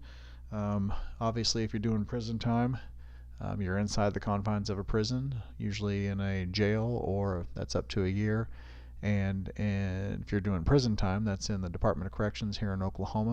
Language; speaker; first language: English; native; English